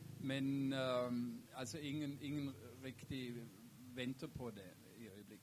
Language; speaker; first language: Norwegian; non-native, fluent; German